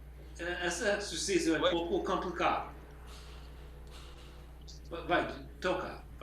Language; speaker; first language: Portuguese; non-native, learner; English